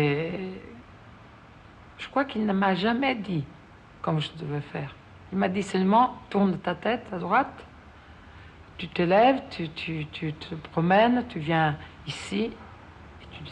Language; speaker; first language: French; non-native, fluent; Italian